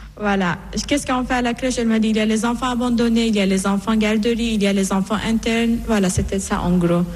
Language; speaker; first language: French; non-native, fluent; Persian